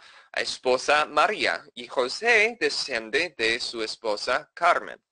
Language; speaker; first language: Spanish; non-native, fluent; English